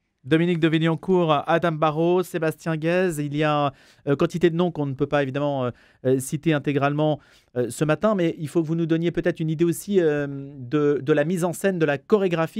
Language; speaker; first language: French; native; French